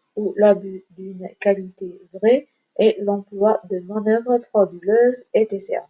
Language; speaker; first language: French; non-native, local second language; Arabic